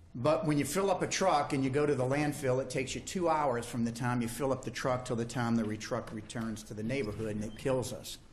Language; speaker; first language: English; native; English